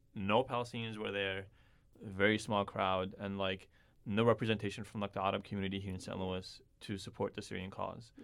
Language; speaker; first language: English; early bilingual, other home language; Arabic